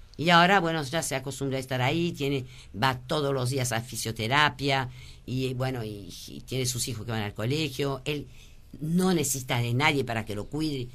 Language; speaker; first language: Spanish; early bilingual, other home language; French